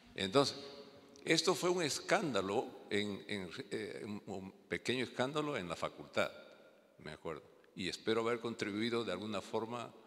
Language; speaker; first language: Spanish; native; Spanish